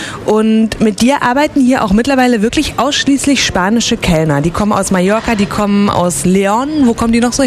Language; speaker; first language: German; native; German